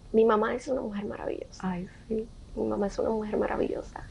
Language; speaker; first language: Spanish; native; Spanish